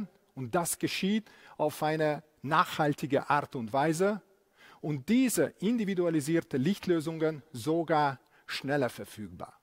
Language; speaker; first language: German; non-native, fluent; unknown